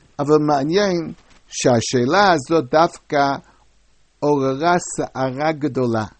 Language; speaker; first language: Hebrew; non-native, fluent; English